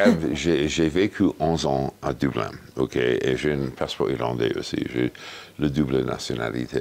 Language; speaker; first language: French; non-native, fluent; English